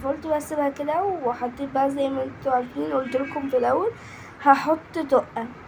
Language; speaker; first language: Arabic; native; Arabic